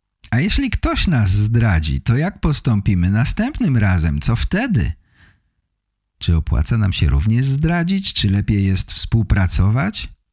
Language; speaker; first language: Polish; native; Polish